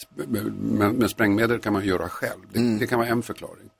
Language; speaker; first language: Swedish; native; Swedish